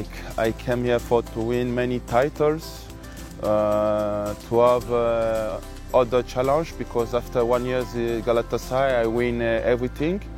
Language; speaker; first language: English; non-native, learner; French